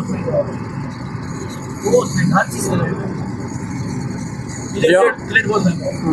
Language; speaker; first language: Hindi; non-native, learner; Baluchi